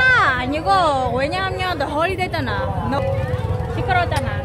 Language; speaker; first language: Korean; non-native, learner; Vietnamese